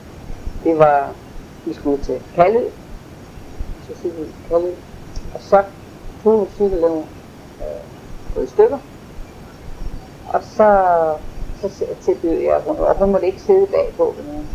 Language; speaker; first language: Danish; native; Danish